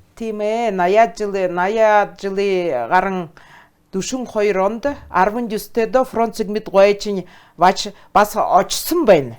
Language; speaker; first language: Mongolian; non-native, local second language; Buriat